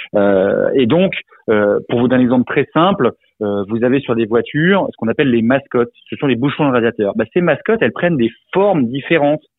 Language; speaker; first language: French; native; French